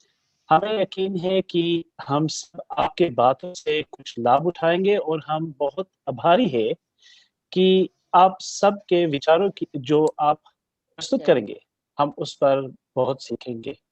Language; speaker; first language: Hindi; non-native, learner; English